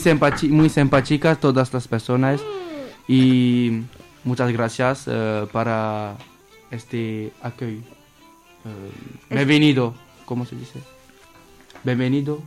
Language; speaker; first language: Spanish; non-native, learner; French